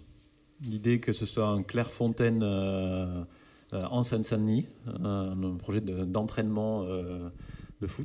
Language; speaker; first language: French; native; French